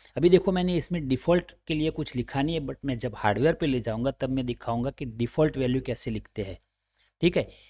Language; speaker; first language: Hindi; native; Hindi